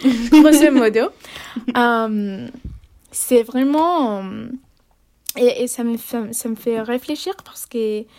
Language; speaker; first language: French; non-native, fluent; Spanish